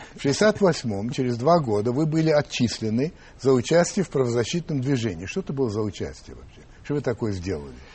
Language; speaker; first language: Russian; early bilingual, other home language; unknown